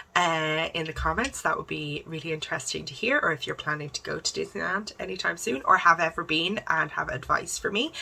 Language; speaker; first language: English; native; English